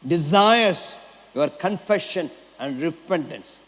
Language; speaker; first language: English; non-native, local second language; Tamil